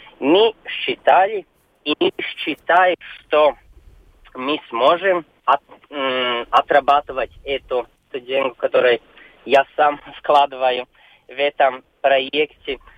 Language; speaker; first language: Russian; non-native, local second language; Latvian